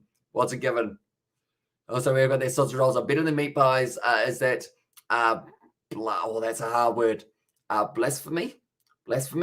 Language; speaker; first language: English; native; English